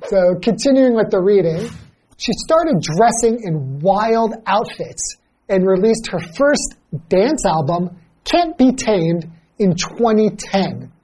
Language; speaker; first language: English; native; English